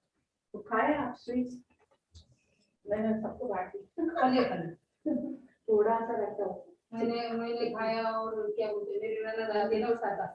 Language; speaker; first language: Hindi; non-native, local second language; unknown